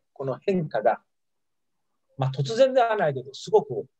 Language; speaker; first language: Japanese; non-native, fluent; Italian